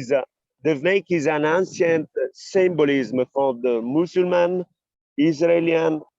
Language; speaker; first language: English; non-native, learner; Italian